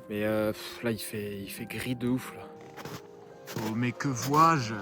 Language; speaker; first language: French; native; French